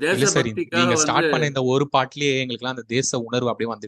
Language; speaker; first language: Tamil; native; Tamil